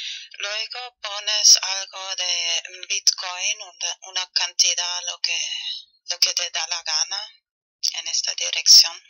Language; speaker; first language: Spanish; non-native, learner; German